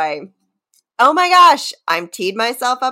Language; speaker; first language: English; native; English